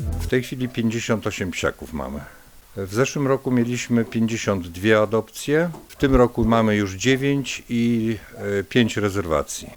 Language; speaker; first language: Polish; native; Polish